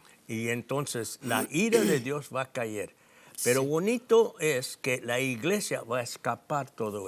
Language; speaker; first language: Spanish; non-native, fluent; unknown